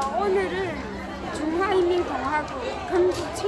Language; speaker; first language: Korean; non-native, fluent; Chinese